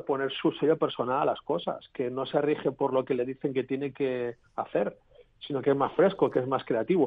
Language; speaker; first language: Spanish; native; Spanish